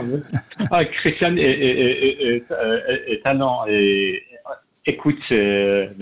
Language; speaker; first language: French; non-native, fluent; Persian